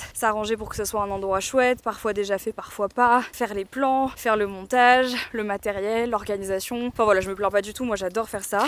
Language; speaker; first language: French; native; French